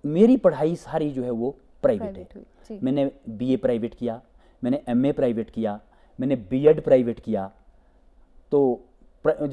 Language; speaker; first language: Hindi; native; Hindi